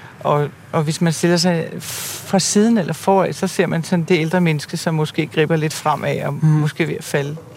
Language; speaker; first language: Danish; native; Danish